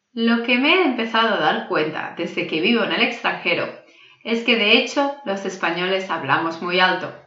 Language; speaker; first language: Spanish; native; Spanish